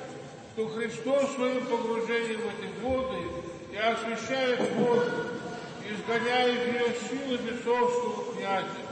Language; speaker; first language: Russian; native; Russian